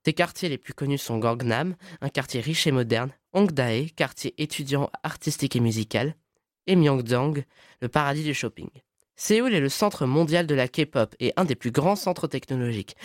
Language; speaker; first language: French; native; French